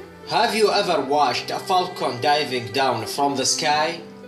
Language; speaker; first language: English; non-native, fluent; Arabic